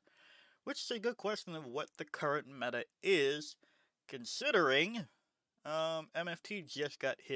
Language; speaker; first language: English; native; English